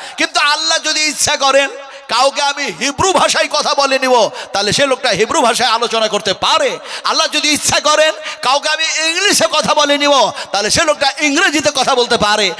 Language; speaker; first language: Bangla; non-native, local second language; Urdu